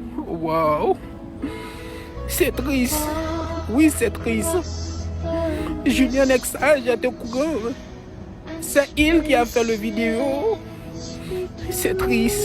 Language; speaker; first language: French; non-native, local second language; Haitian Creole